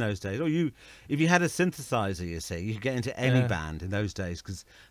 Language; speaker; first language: English; native; English